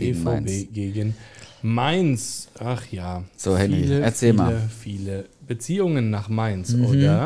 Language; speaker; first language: German; native; German